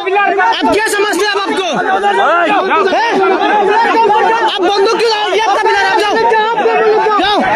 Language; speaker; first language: Hindi; non-native, learner; Bangla